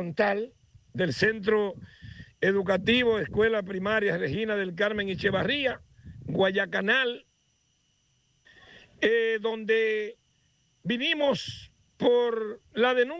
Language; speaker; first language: Spanish; native; Spanish